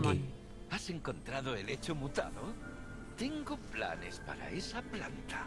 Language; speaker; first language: Spanish; native; Spanish